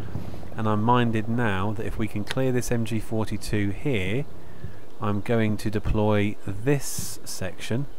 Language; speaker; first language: English; native; English